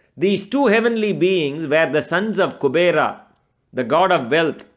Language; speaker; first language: English; non-native, local second language; Tamil